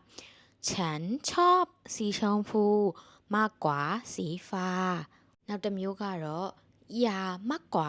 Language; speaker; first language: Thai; non-native, fluent; Burmese